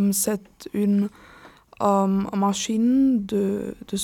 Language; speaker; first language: French; non-native, learner; German